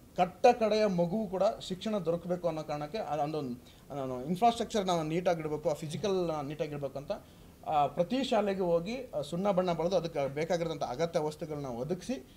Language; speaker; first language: Kannada; native; Kannada